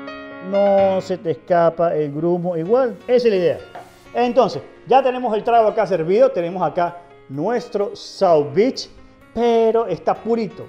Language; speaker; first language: Spanish; native; Spanish